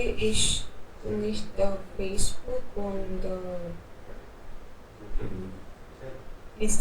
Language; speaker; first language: German; non-native, learner; Hindi